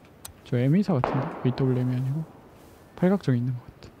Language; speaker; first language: Korean; native; Korean